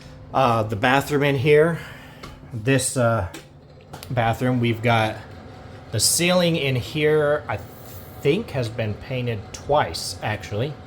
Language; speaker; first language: English; native; English